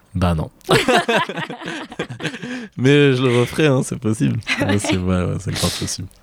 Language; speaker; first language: French; native; French